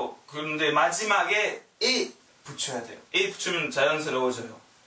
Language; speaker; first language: Korean; non-native, learner; French